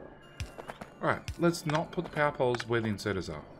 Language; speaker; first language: English; native; English